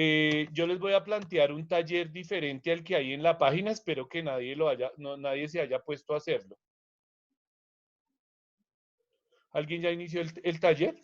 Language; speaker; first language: Spanish; native; Spanish